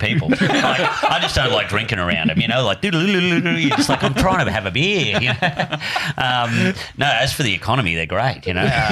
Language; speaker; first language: English; native; English